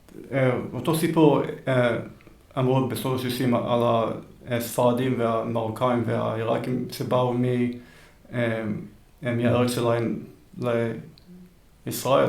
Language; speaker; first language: Hebrew; early bilingual, heritage; Hebrew